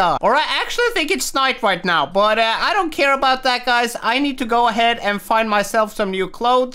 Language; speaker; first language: English; native; English